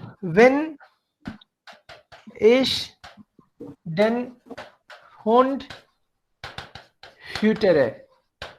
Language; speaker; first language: German; non-native, fluent; Hindi